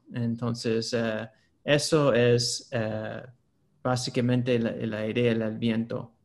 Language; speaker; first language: Spanish; non-native, fluent; English